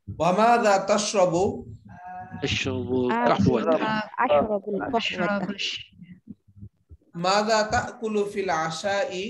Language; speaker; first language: Arabic; non-native, fluent; Bangla